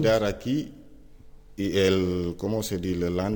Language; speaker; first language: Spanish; non-native, learner; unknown